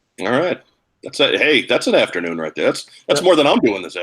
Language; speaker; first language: English; native; English